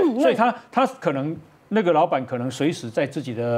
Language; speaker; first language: Chinese; native; Chinese